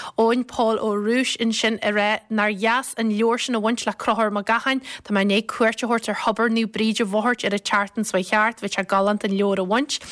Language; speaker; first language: Irish; native; Irish